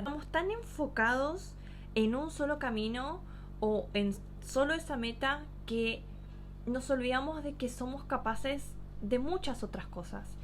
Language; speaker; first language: Spanish; native; Spanish